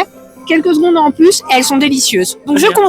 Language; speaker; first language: French; native; French